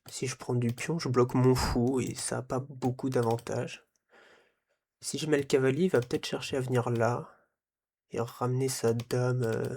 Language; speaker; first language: French; native; French